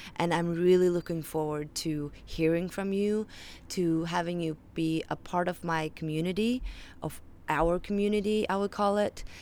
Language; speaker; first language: English; non-native, fluent; Faroese